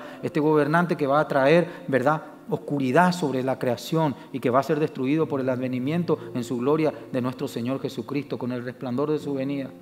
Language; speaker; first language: Spanish; native; Spanish